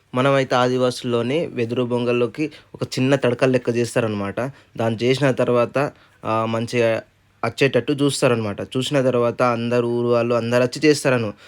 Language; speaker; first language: Telugu; non-native, local second language; Gondi